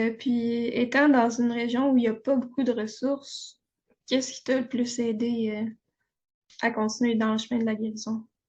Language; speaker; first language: French; native; French